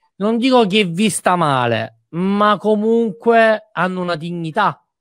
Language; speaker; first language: Italian; native; Italian